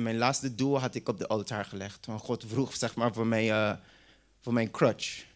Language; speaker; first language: Dutch; non-native, local second language; English